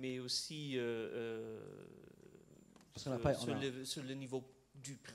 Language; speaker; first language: French; non-native, fluent; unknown